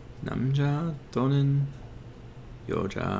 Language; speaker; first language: Korean; non-native, learner; English